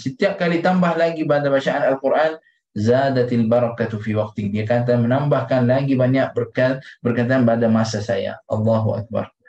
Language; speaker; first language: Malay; non-native, fluent; Arabic